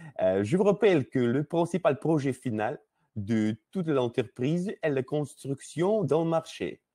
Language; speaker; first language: French; non-native, learner; Russian